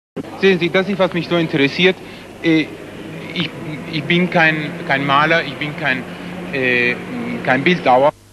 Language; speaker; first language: German; non-native, fluent; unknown